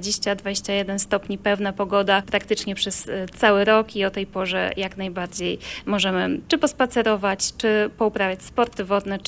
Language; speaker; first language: Polish; native; Polish